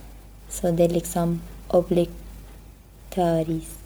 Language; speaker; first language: Swedish; non-native, learner; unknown